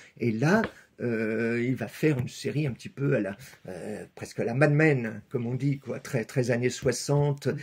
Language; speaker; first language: French; native; French